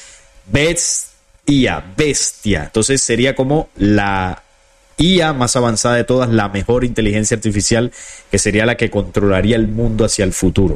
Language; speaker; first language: Spanish; native; Spanish